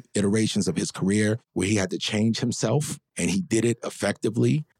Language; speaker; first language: English; native; English